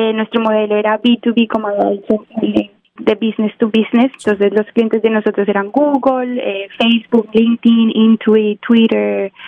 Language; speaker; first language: Spanish; native; Spanish